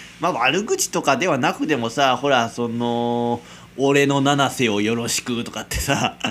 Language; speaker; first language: Japanese; native; Japanese